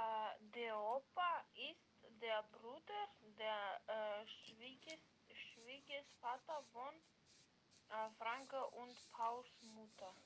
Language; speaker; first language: German; non-native, learner; Macedonian